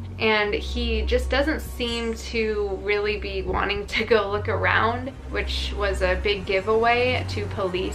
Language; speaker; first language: English; native; English